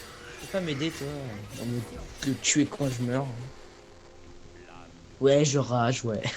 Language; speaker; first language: French; native; French